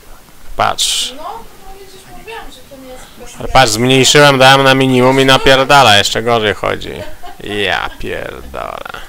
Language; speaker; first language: Polish; native; Polish